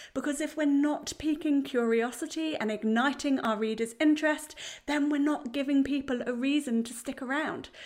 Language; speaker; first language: English; native; English